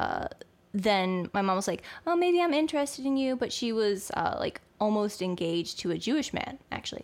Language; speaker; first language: English; native; English